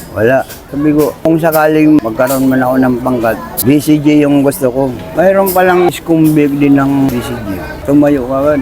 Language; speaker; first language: Filipino; non-native, local second language; Waray